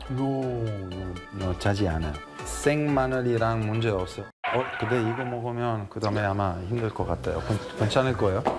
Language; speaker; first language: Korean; non-native, fluent; Italian